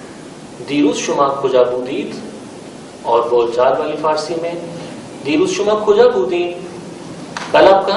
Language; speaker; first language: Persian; non-native, fluent; Urdu